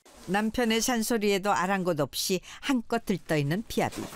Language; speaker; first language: Korean; native; Korean